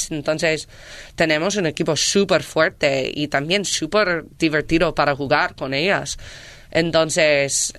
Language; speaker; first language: Spanish; non-native, learner; English